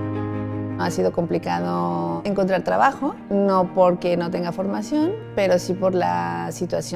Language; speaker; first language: Spanish; native; Spanish